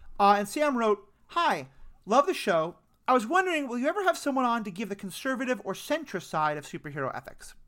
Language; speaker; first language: English; native; English